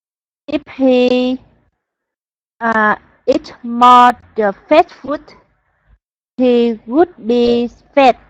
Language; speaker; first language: English; non-native, learner; Vietnamese